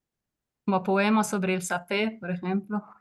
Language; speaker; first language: Spanish; non-native, fluent; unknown